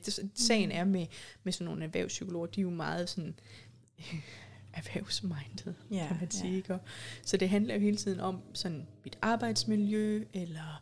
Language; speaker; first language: Danish; native; Danish